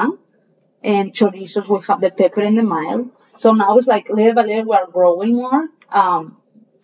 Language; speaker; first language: English; non-native, fluent; Spanish